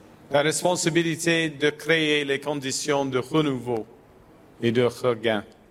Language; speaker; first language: French; non-native, fluent; English